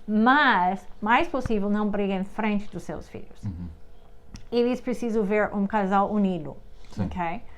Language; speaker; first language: Portuguese; non-native, fluent; English